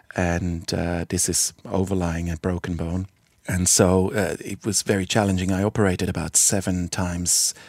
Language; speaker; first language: English; non-native, fluent; Swiss German